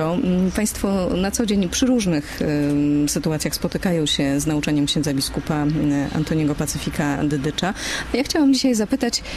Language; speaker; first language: Polish; native; Polish